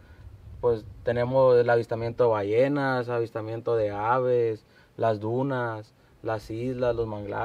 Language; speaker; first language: Spanish; native; Spanish